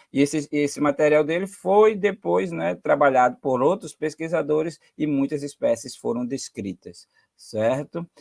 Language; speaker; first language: Portuguese; native; Portuguese